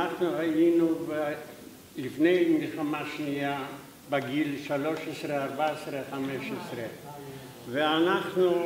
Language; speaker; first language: Hebrew; non-native, fluent; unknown